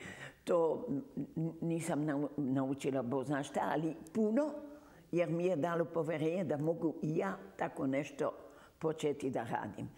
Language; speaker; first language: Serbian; early bilingual, heritage; Serbian